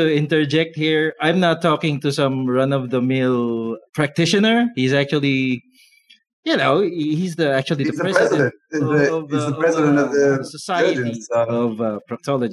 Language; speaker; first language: English; non-native, local second language; Filipino